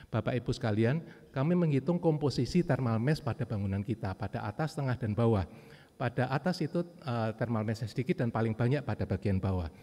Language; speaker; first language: Indonesian; native; Indonesian